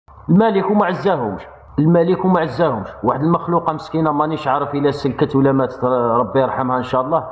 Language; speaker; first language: Arabic; native; Arabic